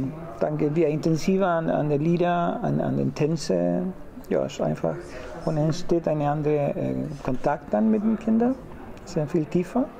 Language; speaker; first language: German; non-native, fluent; Spanish